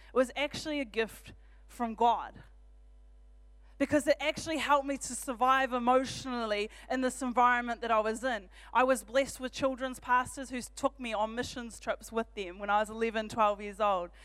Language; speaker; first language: English; native; English